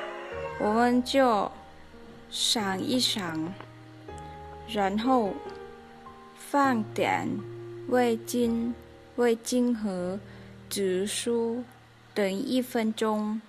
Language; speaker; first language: Chinese; non-native, learner; Lao